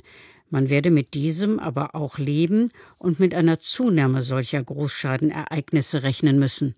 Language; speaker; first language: German; native; German